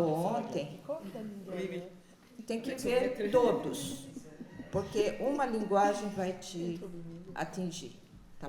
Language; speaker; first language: Portuguese; early bilingual, other home language; Chinese